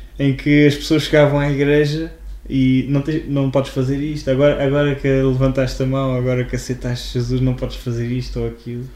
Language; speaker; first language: Portuguese; native; Portuguese